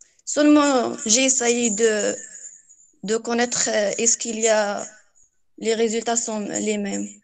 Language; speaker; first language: French; non-native, local second language; Arabic